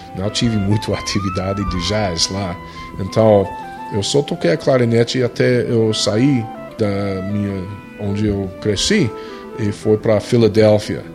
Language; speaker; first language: Portuguese; non-native, fluent; English